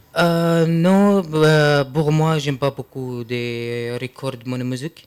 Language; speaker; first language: French; non-native, learner; Arabic